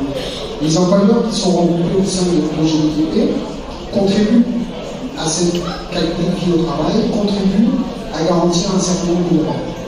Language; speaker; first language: French; native; French